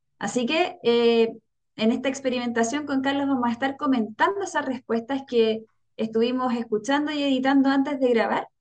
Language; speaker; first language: Spanish; native; Spanish